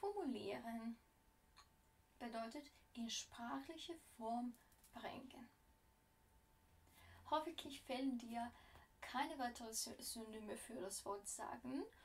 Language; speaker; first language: German; non-native, fluent; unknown